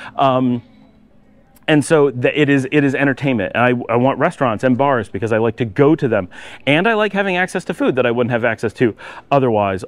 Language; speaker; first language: English; native; English